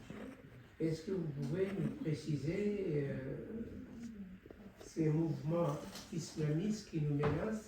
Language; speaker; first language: French; non-native, local second language; Comorian